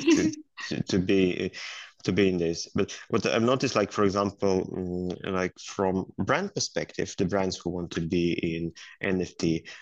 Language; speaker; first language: English; non-native, fluent; Russian